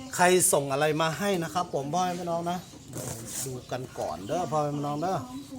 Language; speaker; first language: Thai; non-native, local second language; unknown